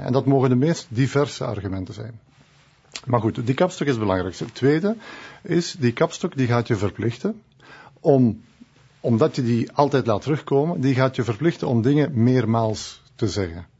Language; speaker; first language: Dutch; native; Dutch